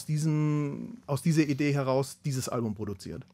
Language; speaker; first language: German; native; German